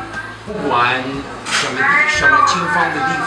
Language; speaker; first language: Chinese; non-native, learner; English